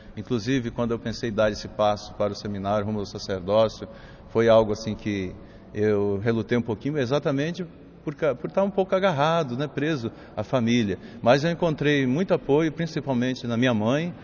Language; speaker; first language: Portuguese; native; Portuguese